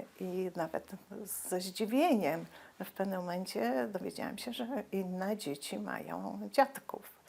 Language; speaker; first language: Polish; native; Polish